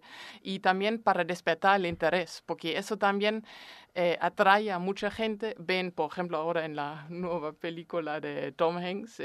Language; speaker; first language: Spanish; non-native, fluent; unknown